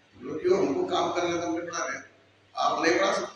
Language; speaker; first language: Hindi; non-native, local second language; Marathi